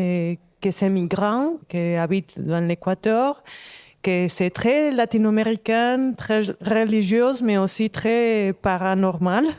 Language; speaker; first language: French; non-native, fluent; Spanish